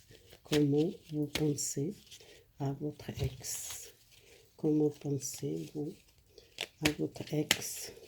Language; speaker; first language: French; non-native, learner; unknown